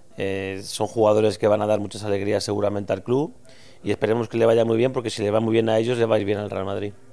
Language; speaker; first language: Spanish; native; Spanish